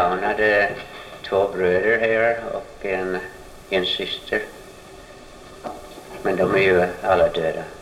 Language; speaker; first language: Swedish; early bilingual, heritage; Swedish